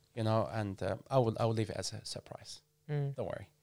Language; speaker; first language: English; non-native, fluent; Arabic